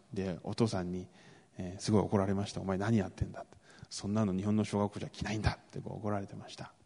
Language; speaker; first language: Japanese; early bilingual, other home language; Korean